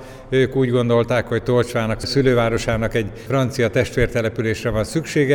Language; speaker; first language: Hungarian; native; Hungarian